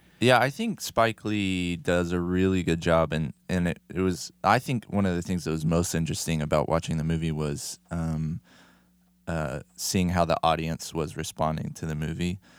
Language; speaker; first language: English; native; English